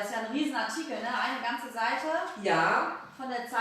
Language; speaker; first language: German; native; German